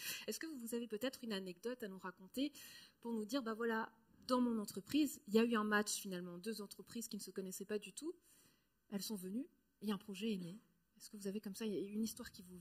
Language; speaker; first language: French; native; French